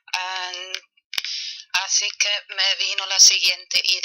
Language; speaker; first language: Spanish; non-native, fluent; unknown